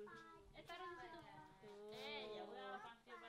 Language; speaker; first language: Indonesian; non-native, fluent; English